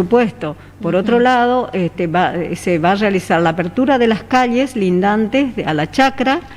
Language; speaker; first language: Spanish; native; Spanish